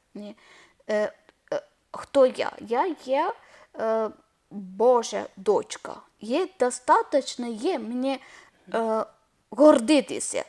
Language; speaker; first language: Ukrainian; non-native, learner; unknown